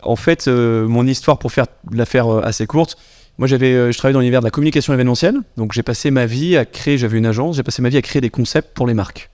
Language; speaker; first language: French; native; French